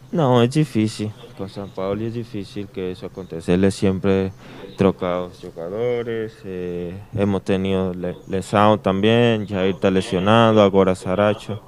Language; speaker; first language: Portuguese; non-native, learner; Spanish